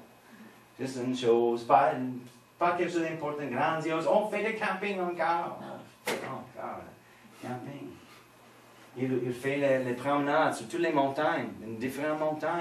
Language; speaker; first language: French; non-native, fluent; English